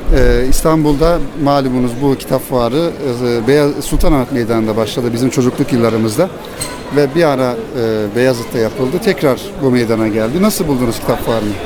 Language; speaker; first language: Turkish; native; Turkish